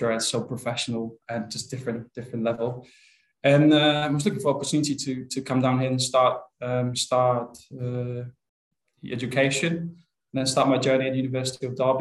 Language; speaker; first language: English; non-native, fluent; Polish